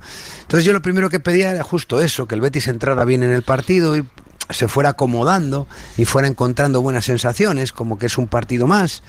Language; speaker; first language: Spanish; native; Spanish